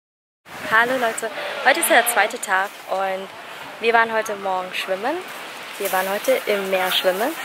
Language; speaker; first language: German; non-native, fluent; Vietnamese